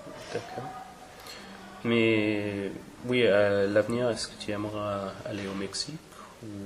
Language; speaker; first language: French; non-native, fluent; English